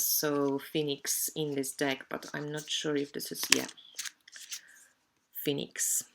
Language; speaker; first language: English; non-native, fluent; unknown